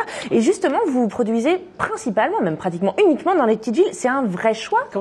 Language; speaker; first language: French; native; French